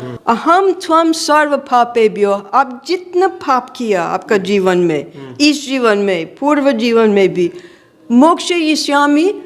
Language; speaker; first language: Hindi; non-native, fluent; English